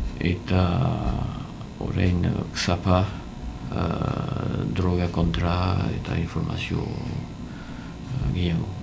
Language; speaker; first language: Basque; non-native, learner; French